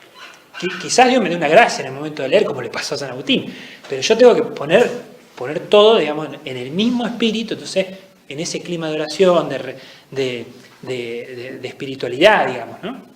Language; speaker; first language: Spanish; native; Spanish